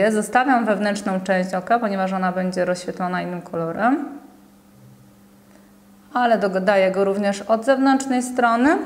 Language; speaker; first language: Polish; native; Polish